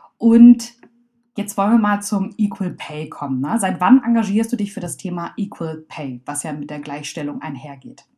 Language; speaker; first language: German; native; German